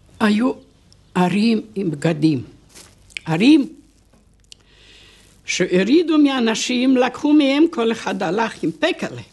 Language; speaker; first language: Hebrew; non-native, fluent; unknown